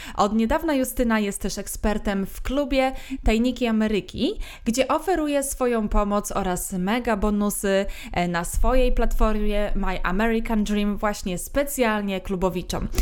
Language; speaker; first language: Polish; native; Polish